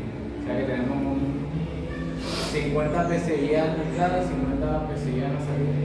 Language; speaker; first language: Spanish; native; Spanish